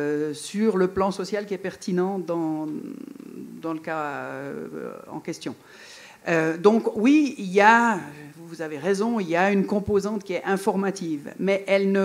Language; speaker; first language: French; native; French